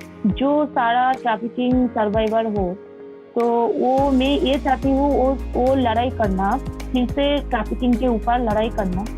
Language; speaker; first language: Hindi; non-native, local second language; Bangla